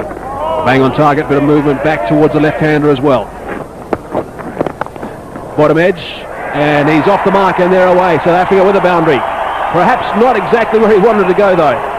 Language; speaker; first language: English; native; English